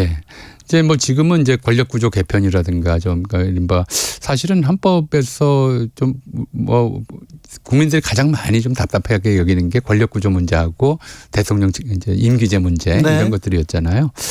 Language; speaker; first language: Korean; native; Korean